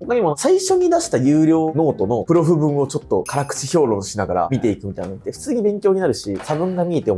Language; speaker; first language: Japanese; native; Japanese